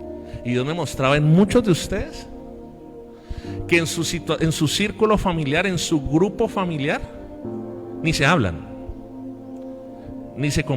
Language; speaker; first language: Spanish; native; Spanish